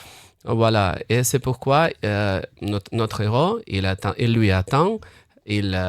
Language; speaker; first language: French; non-native, fluent; Russian